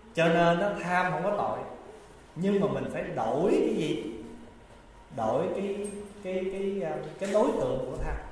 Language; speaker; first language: Vietnamese; early bilingual, heritage; Vietnamese